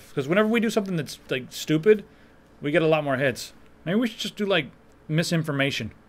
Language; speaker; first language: English; native; English